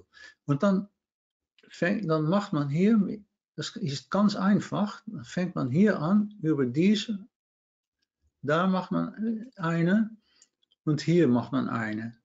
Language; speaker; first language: German; non-native, fluent; Dutch